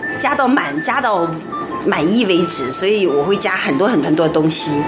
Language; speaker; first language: Chinese; native; Chinese